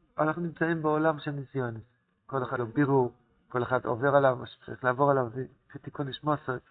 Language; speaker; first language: Hebrew; non-native, fluent; Yiddish